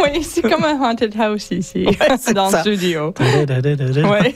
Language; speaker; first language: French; non-native, learner; English